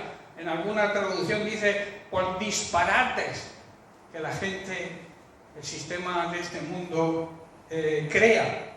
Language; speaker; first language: Spanish; native; Spanish